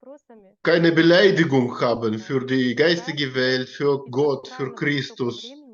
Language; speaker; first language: German; non-native, learner; Russian